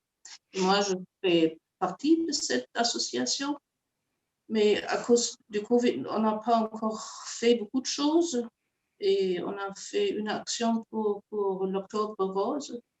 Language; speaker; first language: French; non-native, fluent; German